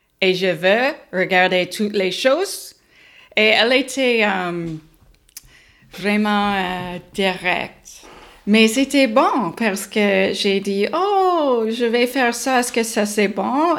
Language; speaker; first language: French; non-native, learner; English